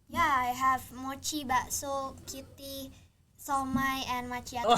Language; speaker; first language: English; non-native, fluent; Indonesian